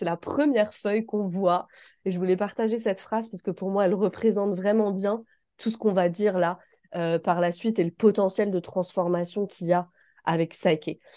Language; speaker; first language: French; native; French